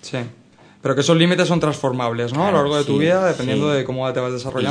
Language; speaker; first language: Spanish; native; Spanish